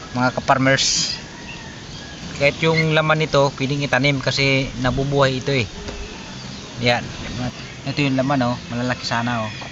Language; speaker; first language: Filipino; non-native, local second language; Bikol